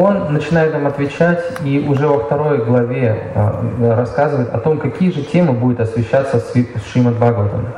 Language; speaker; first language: Russian; native; Russian